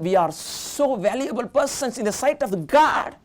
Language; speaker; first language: English; non-native, local second language; Tamil